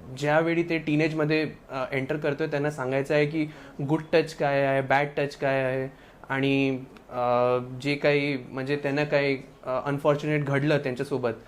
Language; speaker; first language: Marathi; non-native, local second language; Sindhi